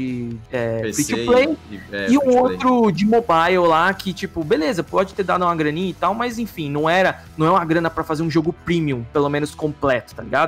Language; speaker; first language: Portuguese; native; Portuguese